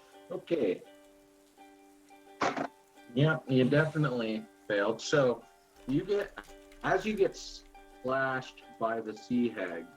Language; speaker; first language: English; native; English